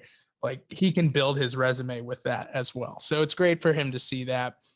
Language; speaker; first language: English; native; English